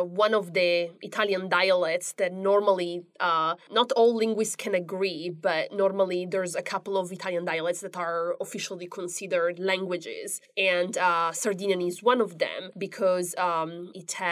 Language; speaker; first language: English; non-native, fluent; Italian